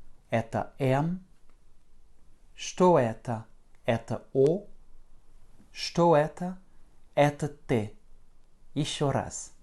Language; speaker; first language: Russian; non-native, fluent; French